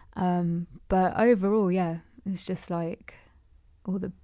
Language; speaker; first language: English; native; English